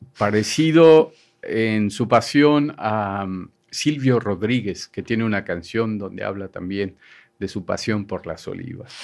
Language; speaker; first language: Spanish; native; Spanish